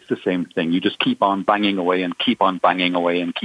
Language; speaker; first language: English; native; English